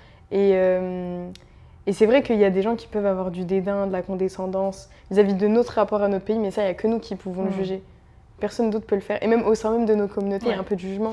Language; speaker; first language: French; early bilingual, other home language; Arabic